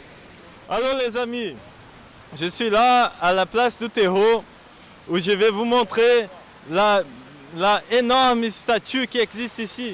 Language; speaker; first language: French; non-native, fluent; Portuguese